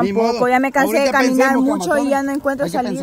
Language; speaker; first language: Spanish; native; Spanish